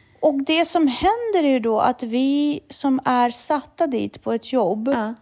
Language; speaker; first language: Swedish; early bilingual, other home language; Russian